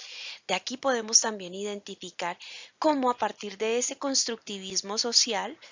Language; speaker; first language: Spanish; native; Spanish